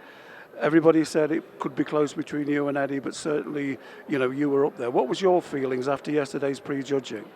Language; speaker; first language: English; native; English